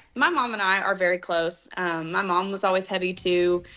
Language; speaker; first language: English; native; English